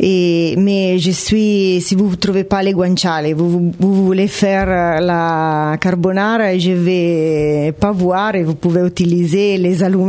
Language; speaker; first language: French; non-native, fluent; Italian